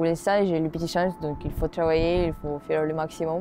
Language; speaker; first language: French; non-native, fluent; Russian